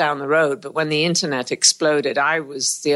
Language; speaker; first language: English; native; English